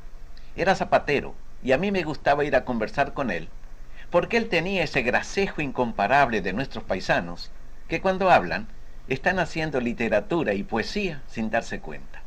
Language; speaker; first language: Spanish; native; Spanish